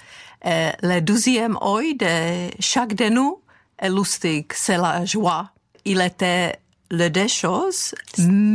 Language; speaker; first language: French; non-native, fluent; Czech